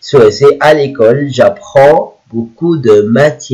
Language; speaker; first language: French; non-native, fluent; Arabic